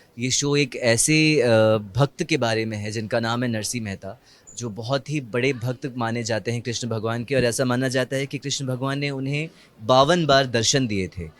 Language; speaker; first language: Hindi; native; Hindi